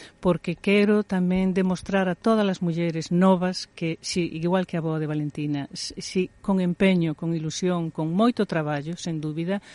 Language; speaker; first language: Galician; native; Galician